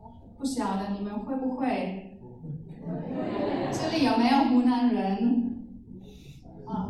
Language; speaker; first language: Chinese; non-native, fluent; German